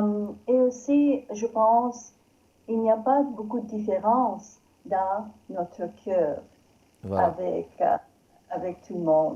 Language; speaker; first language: French; non-native, learner; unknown